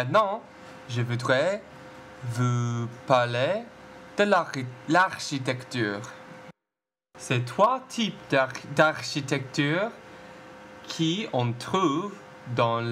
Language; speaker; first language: French; non-native, learner; English